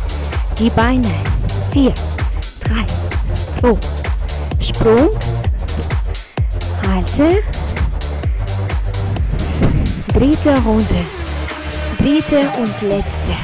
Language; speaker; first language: German; native; German